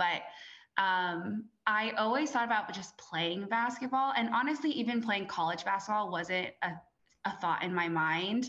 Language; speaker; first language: English; native; English